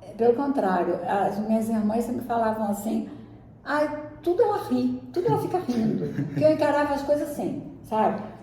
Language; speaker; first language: Portuguese; native; Portuguese